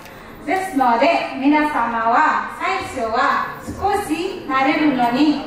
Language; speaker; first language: Japanese; non-native, fluent; Nepali